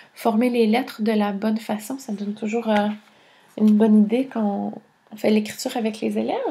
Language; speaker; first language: French; native; French